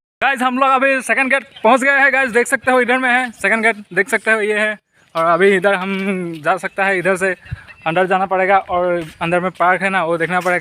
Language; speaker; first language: Hindi; non-native, local second language; Assamese